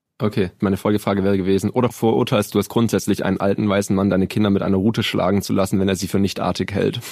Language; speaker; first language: German; native; German